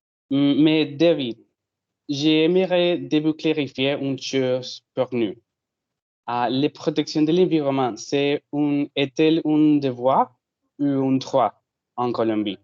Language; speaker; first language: French; non-native, learner; Spanish